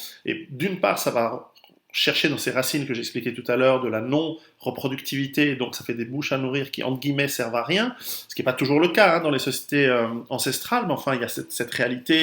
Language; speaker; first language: French; native; French